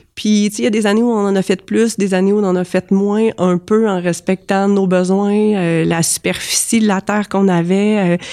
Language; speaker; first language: French; native; French